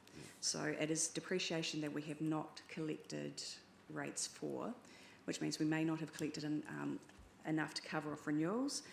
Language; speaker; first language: English; native; English